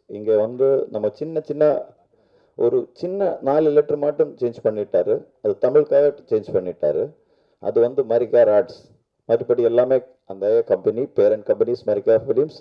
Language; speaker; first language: Tamil; non-native, local second language; Malayalam